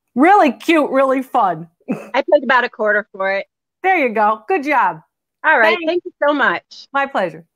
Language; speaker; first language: English; native; English